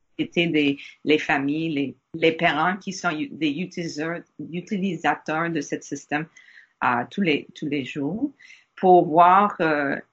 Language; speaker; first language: French; non-native, learner; English